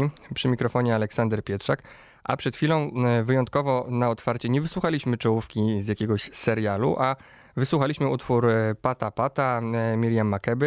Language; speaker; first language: Polish; native; Polish